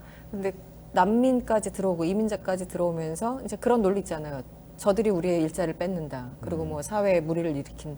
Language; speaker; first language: Korean; native; Korean